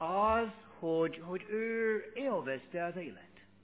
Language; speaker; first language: Hungarian; non-native, fluent; English